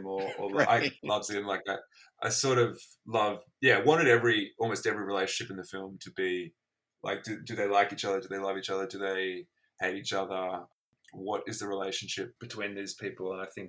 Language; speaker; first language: English; native; English